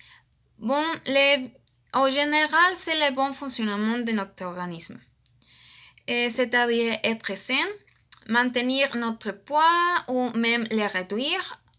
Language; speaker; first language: French; non-native, learner; Spanish